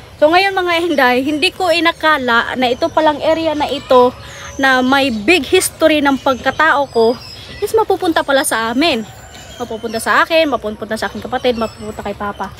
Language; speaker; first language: Filipino; non-native, local second language; Cebuano